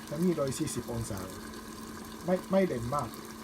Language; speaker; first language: Thai; non-native, learner; Japanese